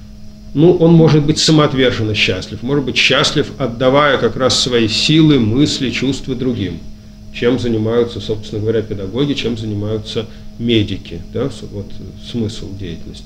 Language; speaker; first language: Russian; native; Russian